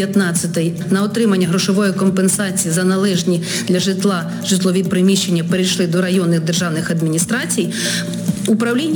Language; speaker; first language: Ukrainian; native; Ukrainian